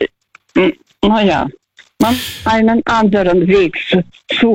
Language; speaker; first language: German; non-native, fluent; Russian